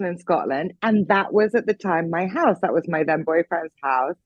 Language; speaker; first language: English; native; English